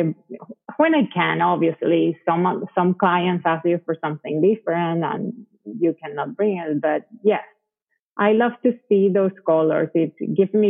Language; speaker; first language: English; non-native, fluent; Spanish